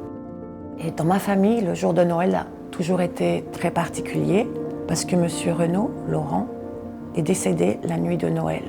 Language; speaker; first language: French; native; French